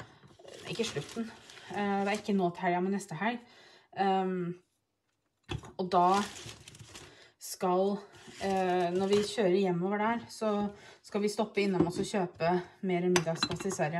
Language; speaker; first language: Norwegian; native; Norwegian